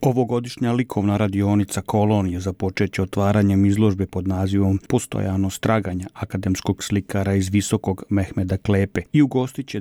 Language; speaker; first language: Croatian; native; Croatian